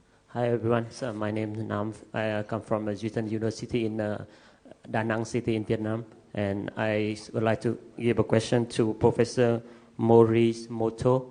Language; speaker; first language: English; non-native, learner; Vietnamese